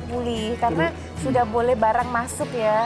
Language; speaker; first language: Indonesian; native; Indonesian